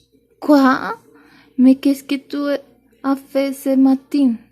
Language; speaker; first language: French; non-native, learner; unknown